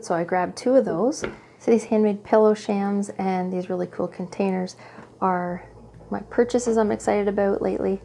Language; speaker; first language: English; native; English